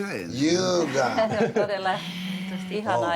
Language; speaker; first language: Finnish; non-native, fluent; Japanese